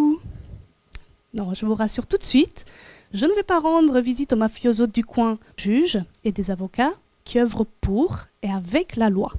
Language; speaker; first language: French; non-native, fluent; Romanian